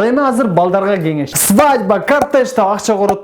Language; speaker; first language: Kyrgyz; native; Kyrgyz